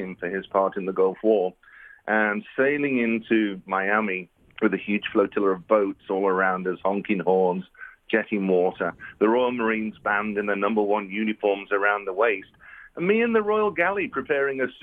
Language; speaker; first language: English; native; English